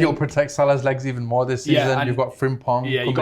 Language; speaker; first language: English; native; English